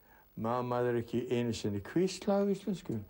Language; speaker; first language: Icelandic; early bilingual, heritage; Icelandic